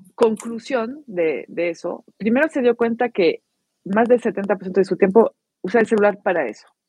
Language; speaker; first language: Spanish; non-native, fluent; French